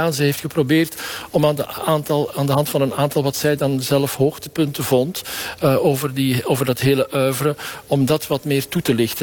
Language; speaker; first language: Dutch; native; Dutch